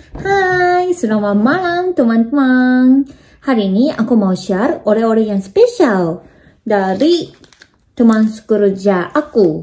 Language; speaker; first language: Indonesian; non-native, fluent; Japanese